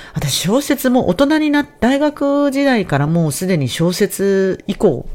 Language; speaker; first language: Japanese; native; Japanese